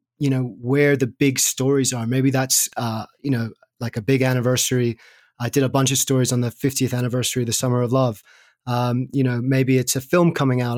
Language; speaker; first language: English; native; English